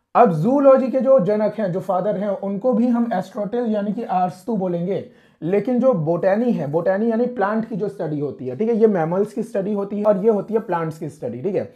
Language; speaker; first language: Hindi; non-native, local second language; Punjabi